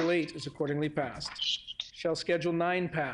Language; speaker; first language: English; native; English